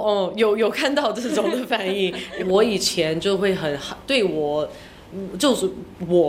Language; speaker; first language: Chinese; early bilingual, heritage; English